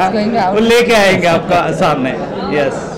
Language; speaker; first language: Hindi; non-native, local second language; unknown